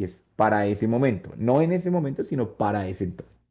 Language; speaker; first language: Spanish; native; Spanish